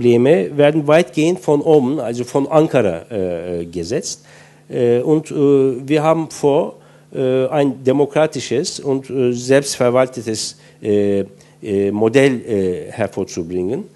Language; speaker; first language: German; non-native, fluent; Turkish